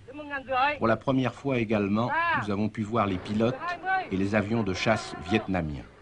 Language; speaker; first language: French; native; French